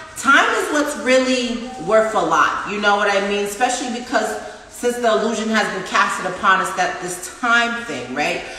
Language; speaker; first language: English; native; English